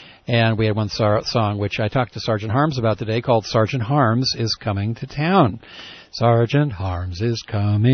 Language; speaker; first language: English; native; English